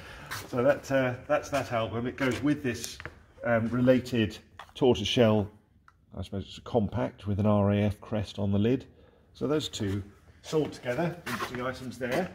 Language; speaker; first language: English; native; English